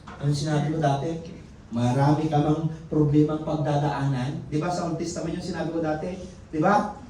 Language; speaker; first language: Filipino; non-native, local second language; Iloko